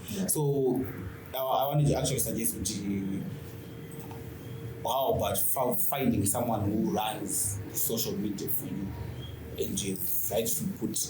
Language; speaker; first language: English; non-native, local second language; Shona